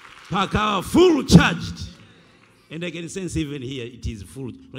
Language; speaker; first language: English; non-native, local second language; Swahili